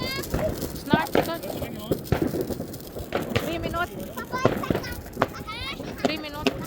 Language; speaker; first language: Norwegian; non-native, learner; Cebuano